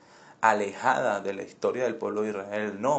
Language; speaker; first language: Spanish; native; Spanish